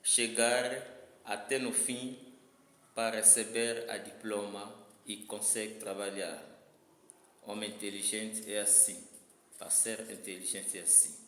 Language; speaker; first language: Portuguese; non-native, learner; Lingala